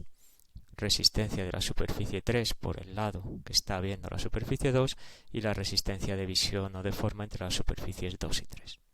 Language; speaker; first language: Spanish; native; Spanish